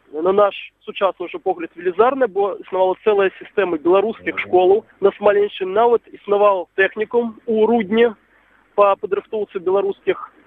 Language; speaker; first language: Belarusian; native; Belarusian